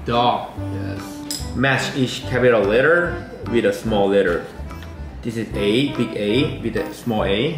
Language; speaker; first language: English; non-native, fluent; Thai